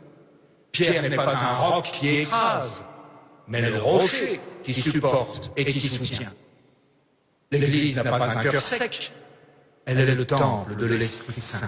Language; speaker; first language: French; native; French